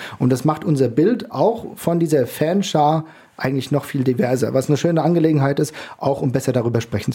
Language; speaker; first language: German; native; German